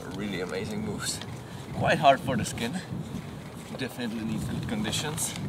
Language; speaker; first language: English; non-native, fluent; Czech